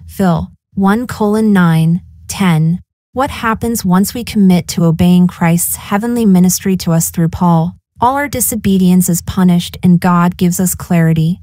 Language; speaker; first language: English; native; English